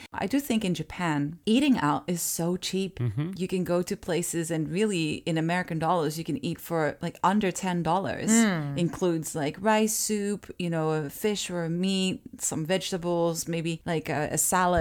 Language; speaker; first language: English; early bilingual, other home language; Japanese